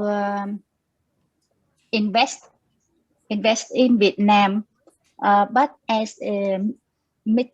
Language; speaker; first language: English; non-native, learner; Vietnamese